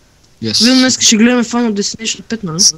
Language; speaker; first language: Bulgarian; native; Bulgarian